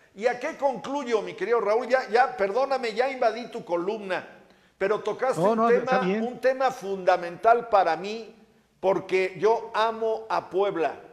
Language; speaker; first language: Spanish; native; Spanish